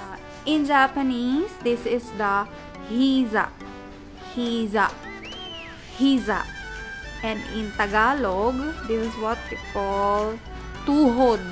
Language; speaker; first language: English; non-native, local second language; Filipino